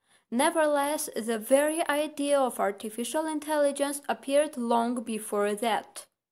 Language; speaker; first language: English; non-native, fluent; Armenian